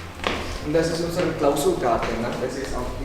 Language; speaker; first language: German; non-native, learner; Filipino